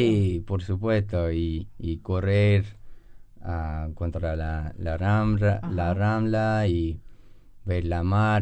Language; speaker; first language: Spanish; non-native, fluent; English